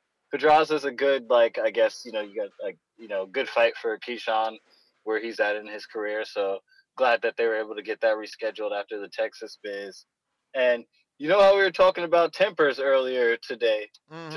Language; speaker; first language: English; native; English